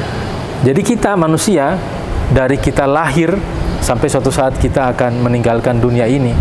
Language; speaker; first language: Indonesian; native; Indonesian